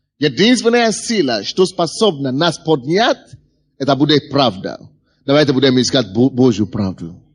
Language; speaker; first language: Russian; non-native, fluent; Yoruba